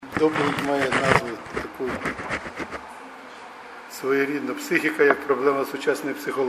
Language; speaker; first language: Ukrainian; native; Ukrainian